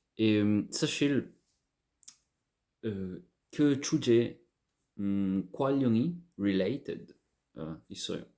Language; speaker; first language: Korean; non-native, learner; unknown